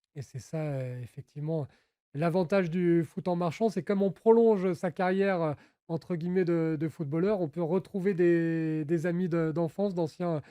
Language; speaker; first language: French; native; French